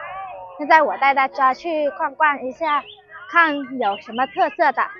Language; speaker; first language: Chinese; non-native, fluent; Vietnamese